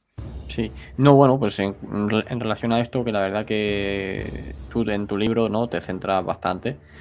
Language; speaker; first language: Spanish; native; Spanish